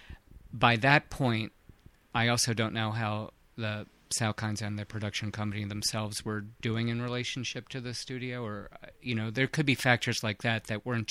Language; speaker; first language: English; native; English